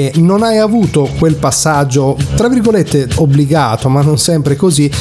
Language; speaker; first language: Italian; native; Italian